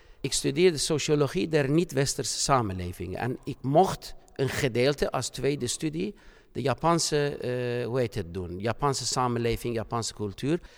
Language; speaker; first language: Dutch; non-native, fluent; Persian